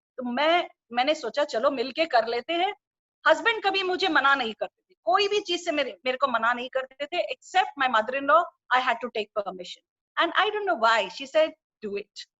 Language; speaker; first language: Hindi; non-native, local second language; Urdu